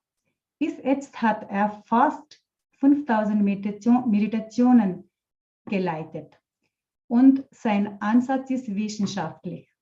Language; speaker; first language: German; non-native, fluent; Telugu